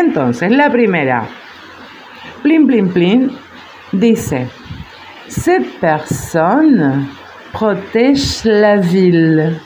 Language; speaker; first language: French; non-native, fluent; Spanish